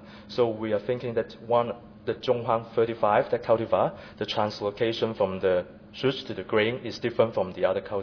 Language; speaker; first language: English; non-native, fluent; Chinese